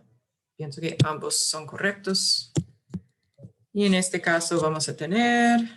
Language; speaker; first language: Spanish; early bilingual, heritage; English